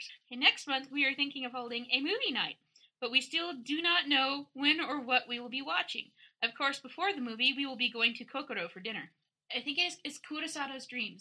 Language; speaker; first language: English; native; English